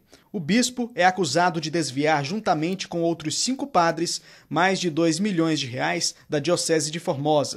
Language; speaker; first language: Portuguese; native; Portuguese